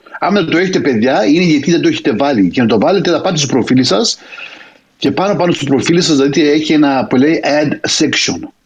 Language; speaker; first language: Greek; early bilingual, heritage; Greek